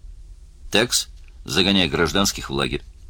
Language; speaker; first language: Russian; native; Russian